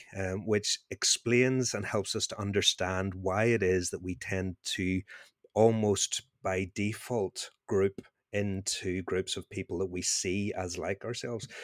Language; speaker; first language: English; native; English